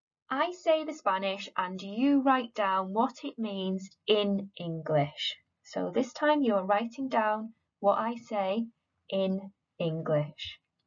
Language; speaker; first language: English; native; English